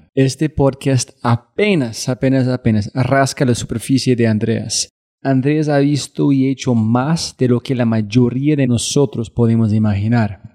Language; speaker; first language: Spanish; non-native, learner; English